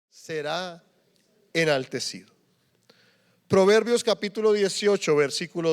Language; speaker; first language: Spanish; native; Spanish